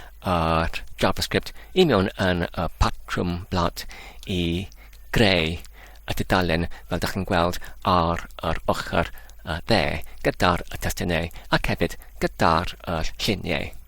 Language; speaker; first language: Welsh; non-native, fluent; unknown